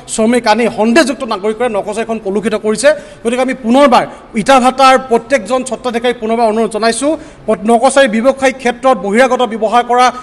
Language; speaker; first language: Assamese; native; Assamese